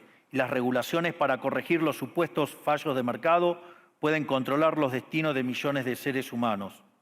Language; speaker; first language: Spanish; native; Spanish